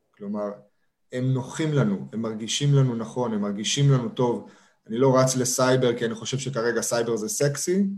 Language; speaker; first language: Hebrew; native; Hebrew